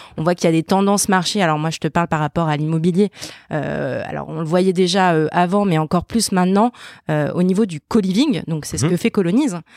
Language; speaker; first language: French; native; French